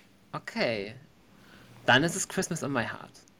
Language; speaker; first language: German; native; German